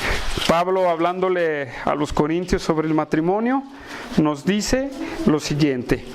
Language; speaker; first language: Spanish; native; Spanish